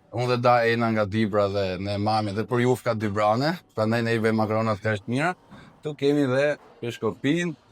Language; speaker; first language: Albanian; native; Albanian